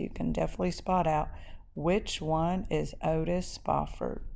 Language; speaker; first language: English; native; English